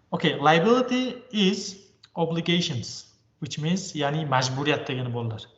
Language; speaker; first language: English; non-native, fluent; Uzbek